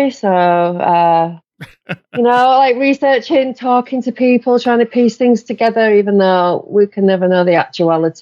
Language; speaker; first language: English; native; English